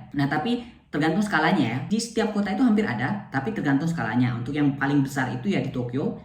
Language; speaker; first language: Indonesian; native; Indonesian